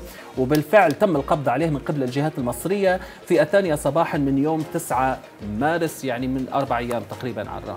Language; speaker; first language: Arabic; native; Arabic